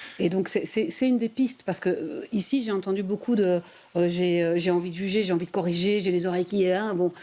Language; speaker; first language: French; native; French